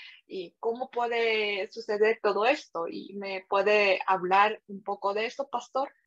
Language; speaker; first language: Spanish; non-native, fluent; Korean